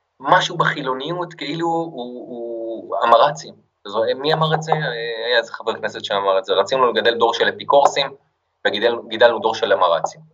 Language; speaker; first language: Hebrew; native; Hebrew